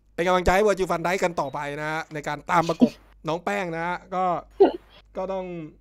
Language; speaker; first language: Thai; native; Thai